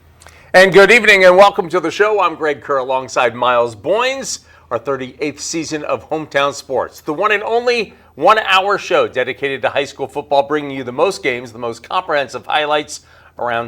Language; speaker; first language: English; native; English